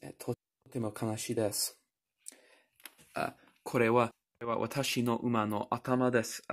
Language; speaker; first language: Japanese; non-native, learner; English